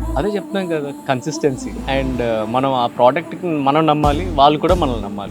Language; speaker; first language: Telugu; native; Telugu